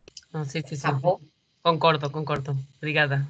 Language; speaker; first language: Portuguese; non-native, fluent; Spanish